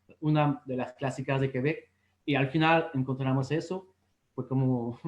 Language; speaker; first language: Spanish; non-native, fluent; French